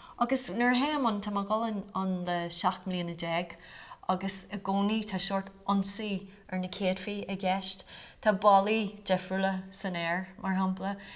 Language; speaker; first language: Irish; native; Irish